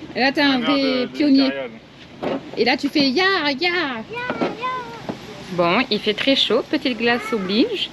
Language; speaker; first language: French; native; French